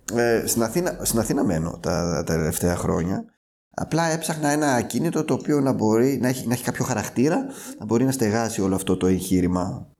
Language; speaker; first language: Greek; native; Greek